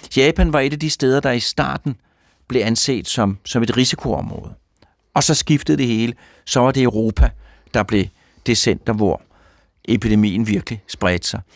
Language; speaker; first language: Danish; native; Danish